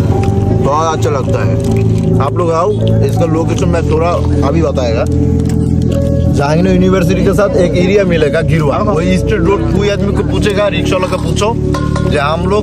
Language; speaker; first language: Hindi; non-native, learner; Bangla